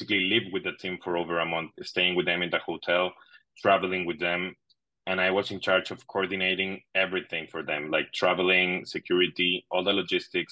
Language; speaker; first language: English; non-native, fluent; Spanish